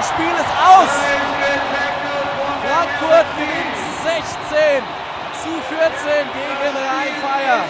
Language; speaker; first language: German; native; German